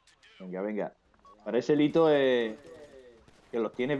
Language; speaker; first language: Spanish; native; Spanish